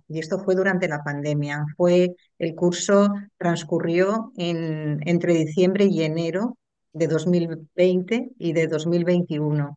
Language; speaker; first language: Spanish; native; Spanish